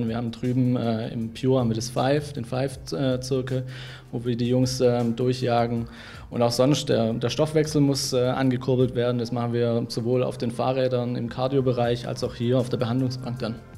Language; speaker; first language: German; native; German